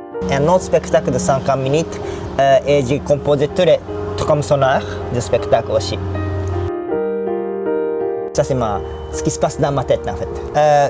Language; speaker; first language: French; non-native, fluent; Japanese